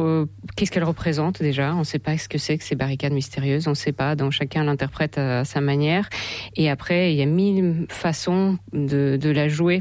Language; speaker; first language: French; non-native, fluent; Russian